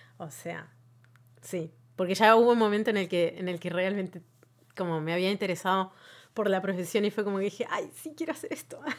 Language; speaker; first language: Spanish; native; Spanish